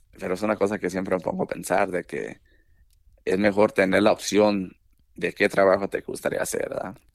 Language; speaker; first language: Spanish; early bilingual, heritage; Spanish